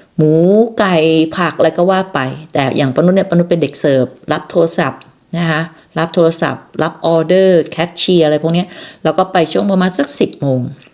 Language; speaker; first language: Thai; native; Thai